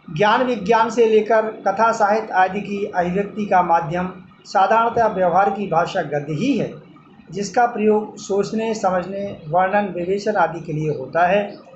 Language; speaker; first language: Hindi; native; Hindi